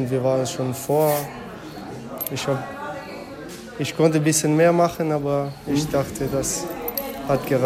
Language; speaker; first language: German; non-native, learner; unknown